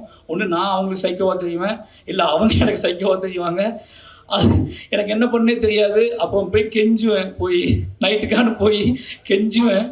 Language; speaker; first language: Tamil; native; Tamil